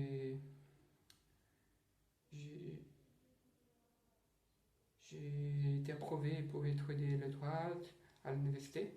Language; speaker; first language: French; non-native, learner; Portuguese